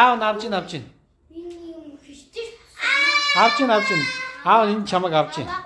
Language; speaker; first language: Mongolian; native; Mongolian